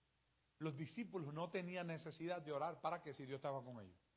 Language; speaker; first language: Spanish; native; Spanish